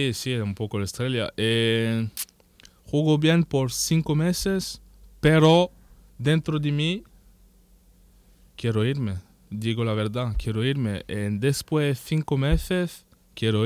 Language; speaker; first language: Spanish; non-native, learner; French